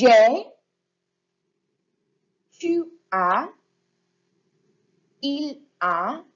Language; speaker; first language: French; non-native, fluent; English